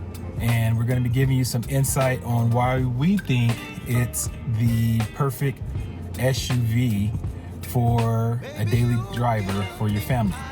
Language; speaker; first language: English; native; English